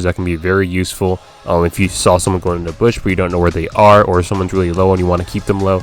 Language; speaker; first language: English; native; English